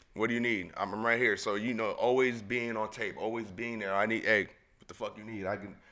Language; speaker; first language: English; native; English